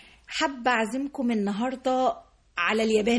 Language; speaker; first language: Arabic; native; Arabic